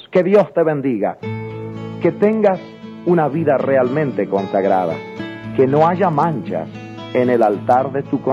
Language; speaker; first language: Spanish; native; Spanish